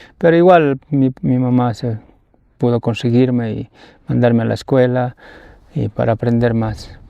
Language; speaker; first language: Spanish; non-native, local second language; Aymara